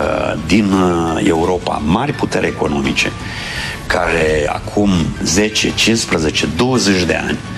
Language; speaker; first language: Romanian; native; Romanian